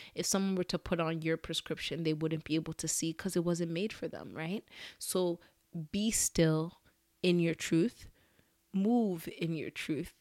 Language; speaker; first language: English; early bilingual, other home language; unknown